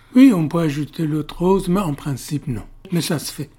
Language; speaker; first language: French; non-native, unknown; Persian